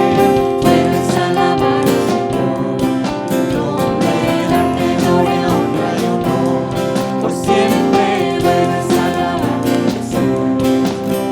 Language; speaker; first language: Spanish; native; Spanish